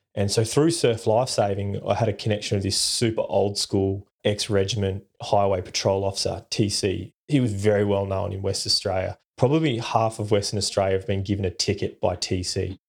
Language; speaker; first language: English; native; English